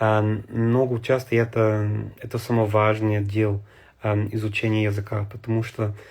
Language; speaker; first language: Russian; non-native, learner; English